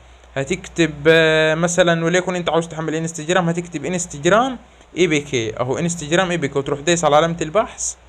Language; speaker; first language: Arabic; native; Arabic